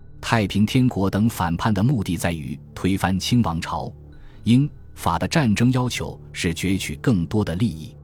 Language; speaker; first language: Chinese; native; Chinese